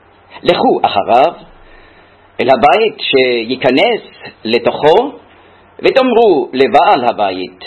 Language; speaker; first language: Hebrew; non-native, fluent; German